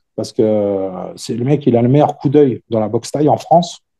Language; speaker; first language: French; native; French